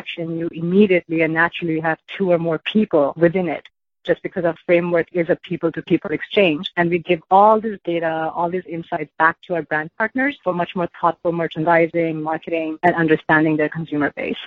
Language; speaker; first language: English; non-native, local second language; Hindi